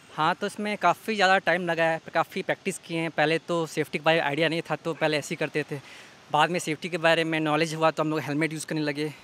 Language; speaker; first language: Hindi; native; Hindi